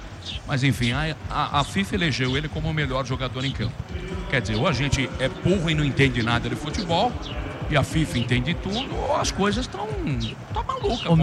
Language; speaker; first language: Portuguese; native; Portuguese